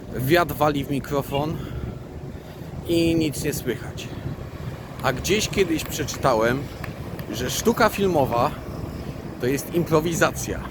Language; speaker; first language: Polish; native; Polish